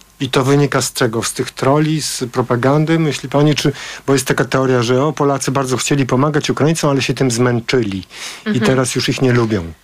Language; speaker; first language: Polish; native; Polish